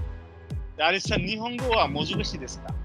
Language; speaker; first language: Japanese; non-native, fluent; Bangla